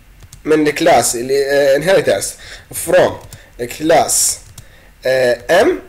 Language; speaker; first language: Arabic; native; Arabic